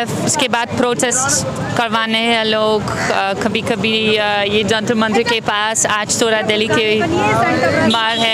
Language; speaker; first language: Hindi; non-native, learner; Dutch